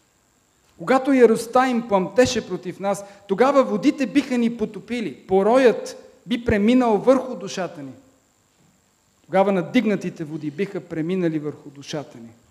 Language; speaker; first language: Bulgarian; native; Bulgarian